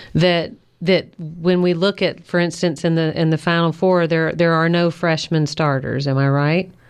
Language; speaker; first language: English; native; English